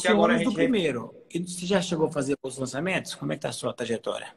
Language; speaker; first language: Portuguese; native; Portuguese